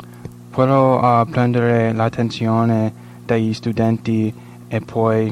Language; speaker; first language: Italian; non-native, learner; English